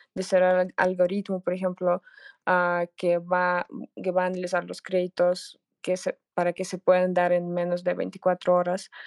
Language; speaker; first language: Spanish; non-native, fluent; Russian